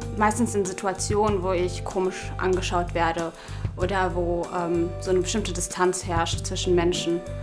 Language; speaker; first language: German; early bilingual, other home language; Arabic